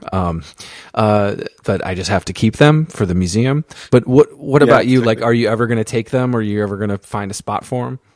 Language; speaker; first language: English; native; English